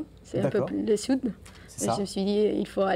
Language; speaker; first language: French; non-native, learner; Spanish